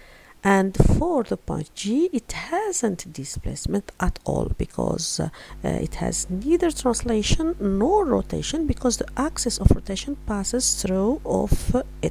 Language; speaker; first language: English; non-native, fluent; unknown